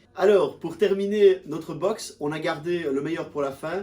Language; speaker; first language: French; native; French